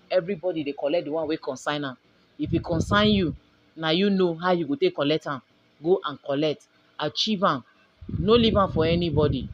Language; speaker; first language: Nigerian Pidgin; native; Nigerian Pidgin